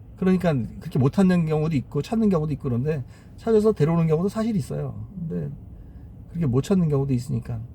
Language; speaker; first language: Korean; native; Korean